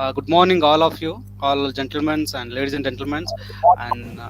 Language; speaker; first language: English; non-native, local second language; Kannada